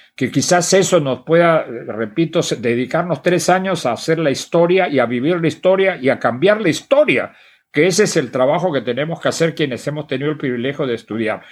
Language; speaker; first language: Spanish; native; Spanish